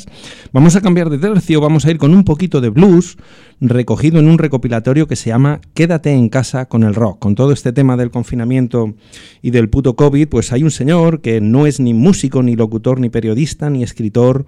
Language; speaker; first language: Spanish; native; Spanish